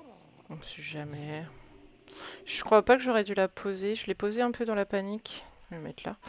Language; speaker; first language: French; native; French